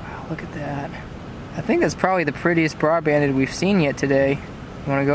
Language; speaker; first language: English; native; English